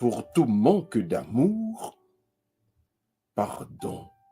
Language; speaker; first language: French; non-native, local second language; Haitian Creole